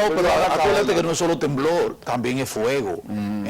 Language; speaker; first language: Spanish; native; Spanish